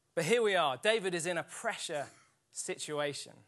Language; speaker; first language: English; native; English